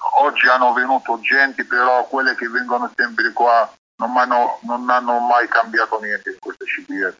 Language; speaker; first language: Italian; non-native, learner; Arabic